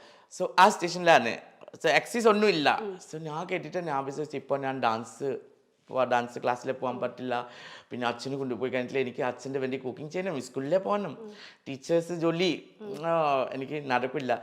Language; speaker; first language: Malayalam; non-native, local second language; Assamese